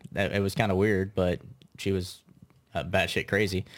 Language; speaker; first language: English; native; English